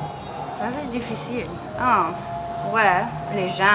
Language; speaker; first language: French; non-native, local second language; English